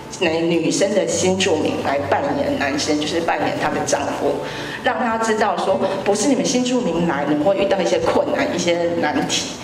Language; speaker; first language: Chinese; native; Chinese